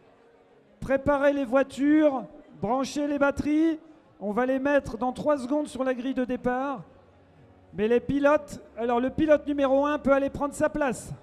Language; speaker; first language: French; native; French